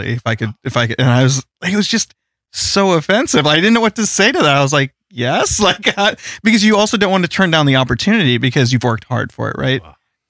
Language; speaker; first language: English; early bilingual, other home language; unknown